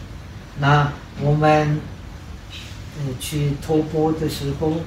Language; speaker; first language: Chinese; non-native, fluent; Czech